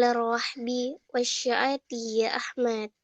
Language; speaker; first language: Arabic; non-native, learner; Indonesian